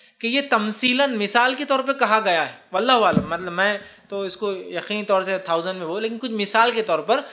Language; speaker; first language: Urdu; native; Urdu